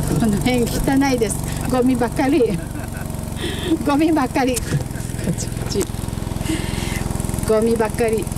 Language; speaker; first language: Japanese; non-native, learner; Thai